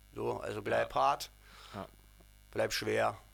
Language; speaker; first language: German; non-native, fluent; Ukrainian